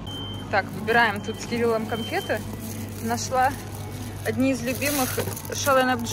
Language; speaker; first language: Russian; native; Russian